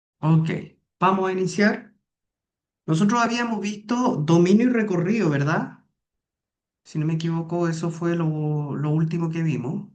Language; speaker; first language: Spanish; native; Spanish